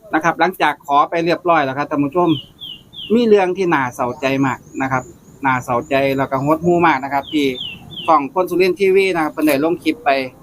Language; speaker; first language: Thai; native; Thai